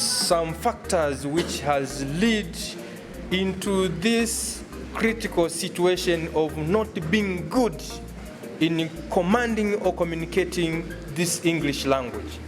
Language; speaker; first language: English; non-native, local second language; Swahili